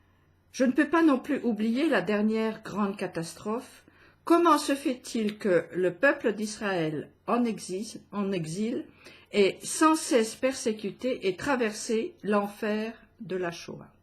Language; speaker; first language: French; native; French